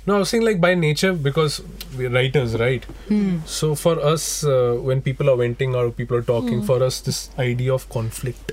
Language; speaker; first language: English; non-native, local second language; Hindi